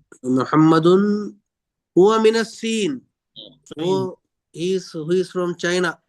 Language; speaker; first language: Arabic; non-native, learner; Urdu